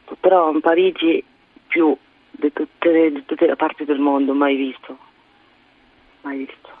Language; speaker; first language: Italian; non-native, fluent; Arabic